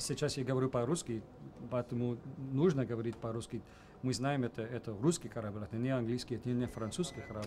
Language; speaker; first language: Russian; non-native, learner; English